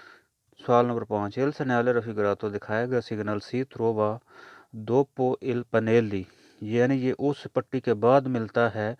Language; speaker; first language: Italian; non-native, learner; Urdu